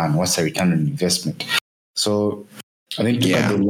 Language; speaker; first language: English; non-native, local second language; Ganda